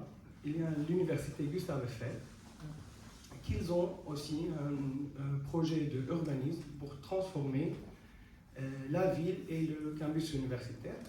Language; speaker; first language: French; non-native, fluent; Arabic